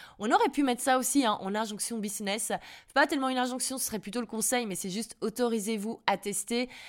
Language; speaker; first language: French; native; French